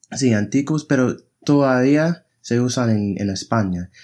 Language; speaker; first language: Spanish; non-native, fluent; English